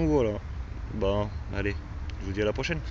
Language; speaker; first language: French; native; French